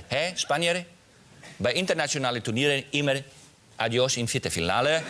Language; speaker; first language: German; native; German